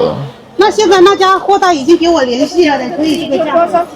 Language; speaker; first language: Chinese; native; Chinese